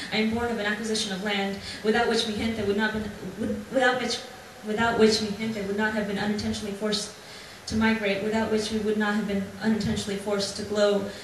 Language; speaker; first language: English; early bilingual, other home language; Spanish